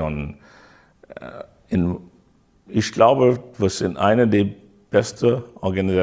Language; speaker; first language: German; non-native, fluent; English